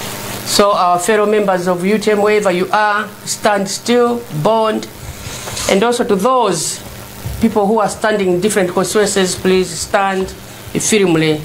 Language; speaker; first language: English; non-native, local second language; Nyanja